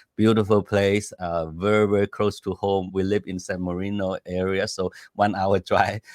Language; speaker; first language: English; non-native, fluent; Chinese